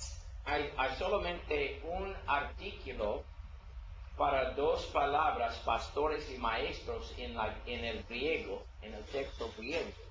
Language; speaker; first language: Spanish; non-native, learner; English